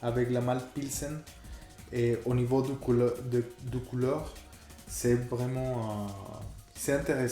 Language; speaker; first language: French; non-native, fluent; Spanish